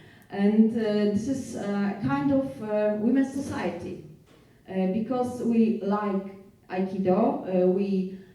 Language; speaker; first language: English; non-native, learner; Polish